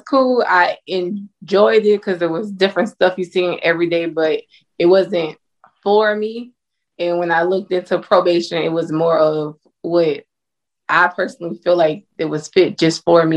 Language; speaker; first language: English; native; English